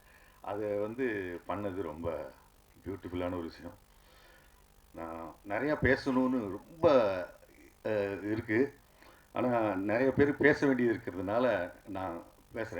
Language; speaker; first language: Tamil; native; Tamil